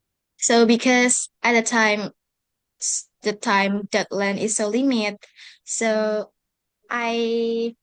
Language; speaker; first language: English; non-native, learner; Indonesian